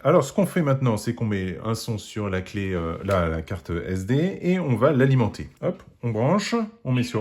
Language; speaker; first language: French; native; French